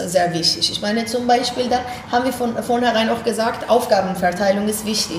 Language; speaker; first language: German; non-native, fluent; Persian